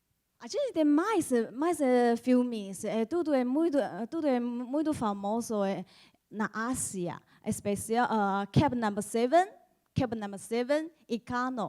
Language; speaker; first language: Portuguese; non-native, learner; Chinese